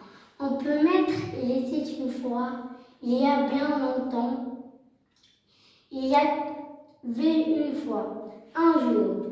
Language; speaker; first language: French; non-native, learner; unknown